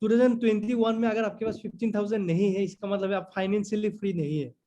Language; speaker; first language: Hindi; non-native, local second language; Assamese